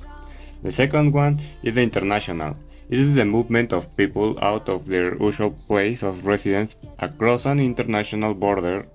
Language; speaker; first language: English; non-native, learner; Spanish